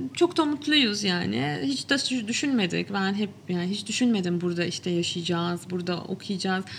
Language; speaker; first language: Turkish; early bilingual, other home language; Arabic